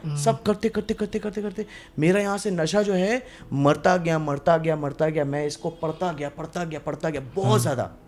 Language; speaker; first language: Hindi; non-native, local second language; Bangla